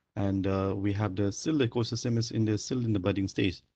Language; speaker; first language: English; non-native, local second language; Manipuri